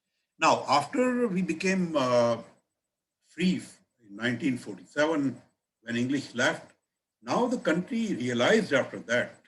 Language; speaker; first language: English; non-native, local second language; Hindi